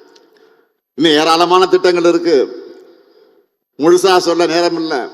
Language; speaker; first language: Tamil; native; Tamil